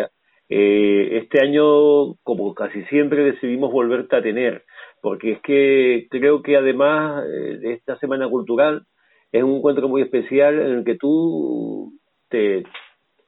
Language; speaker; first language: Spanish; native; Spanish